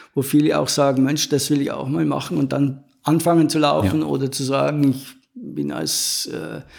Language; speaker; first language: German; native; German